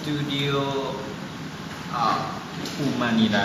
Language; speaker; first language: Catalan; non-native, learner; Thai